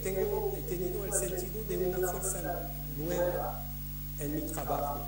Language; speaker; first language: Spanish; non-native, learner; French